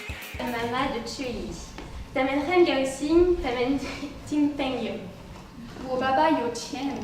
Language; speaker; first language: Chinese; non-native, learner; French